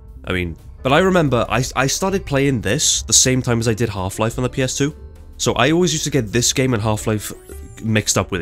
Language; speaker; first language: English; native; English